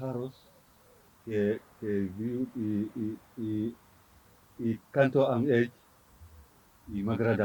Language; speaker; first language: Catalan; non-native, learner; Fula